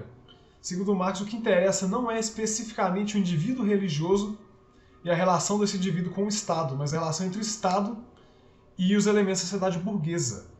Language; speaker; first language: Portuguese; native; Portuguese